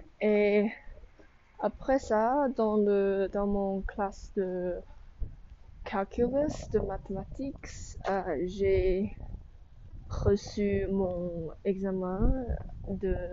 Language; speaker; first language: French; non-native, learner; English